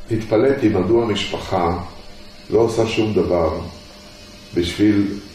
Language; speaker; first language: Hebrew; early bilingual, other home language; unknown